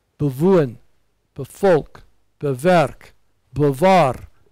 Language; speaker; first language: Dutch; non-native, learner; English